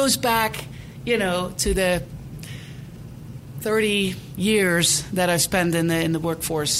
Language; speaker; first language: English; non-native, fluent; Dutch